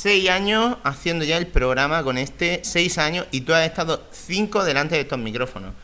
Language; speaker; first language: Spanish; native; Spanish